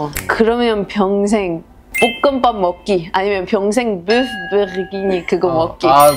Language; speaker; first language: Korean; non-native, fluent; Arabic